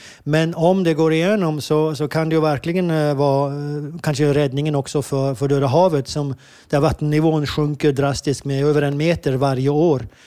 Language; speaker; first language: Swedish; non-native, fluent; Hebrew